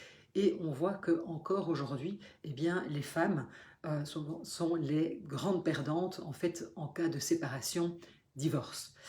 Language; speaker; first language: French; native; French